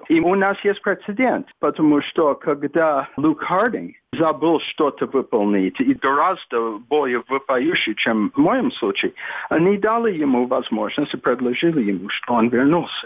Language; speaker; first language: Russian; non-native, fluent; English